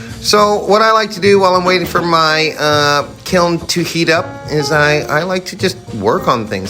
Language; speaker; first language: English; native; English